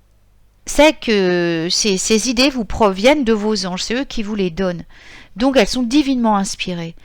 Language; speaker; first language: French; native; French